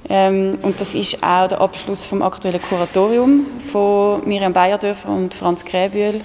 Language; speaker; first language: German; native; German